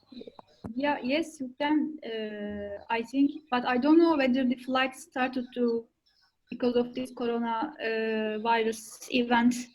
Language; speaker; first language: English; non-native, fluent; Turkish